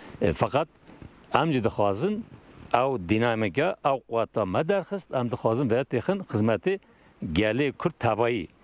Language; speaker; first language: Kurdish; non-native, local second language; Turkish